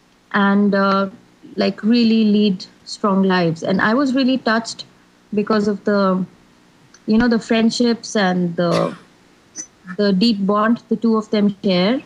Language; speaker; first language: English; non-native, local second language; Hindi